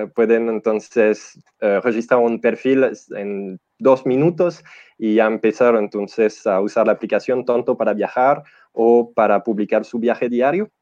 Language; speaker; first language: Spanish; non-native, fluent; French